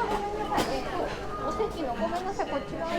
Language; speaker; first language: Japanese; native; Japanese